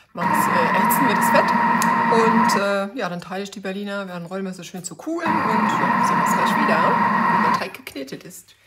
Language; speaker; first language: German; native; German